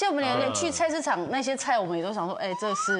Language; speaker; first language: Chinese; native; Chinese